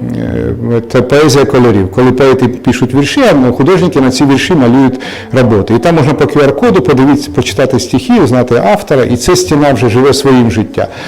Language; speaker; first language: Ukrainian; non-native, local second language; Russian